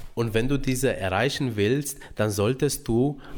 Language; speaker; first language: German; early bilingual, other home language; Romanian